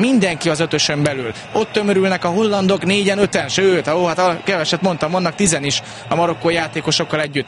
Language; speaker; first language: Hungarian; native; Hungarian